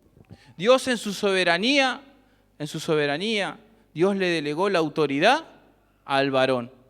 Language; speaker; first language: Spanish; native; Spanish